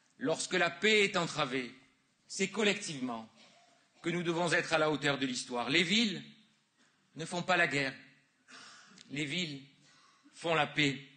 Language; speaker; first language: French; native; French